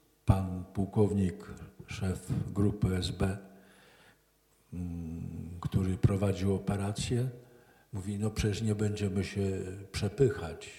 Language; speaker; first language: Polish; native; Polish